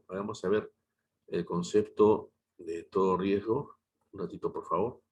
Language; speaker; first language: Spanish; native; Spanish